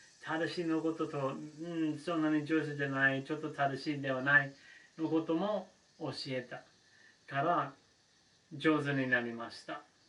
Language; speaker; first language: Japanese; non-native, learner; English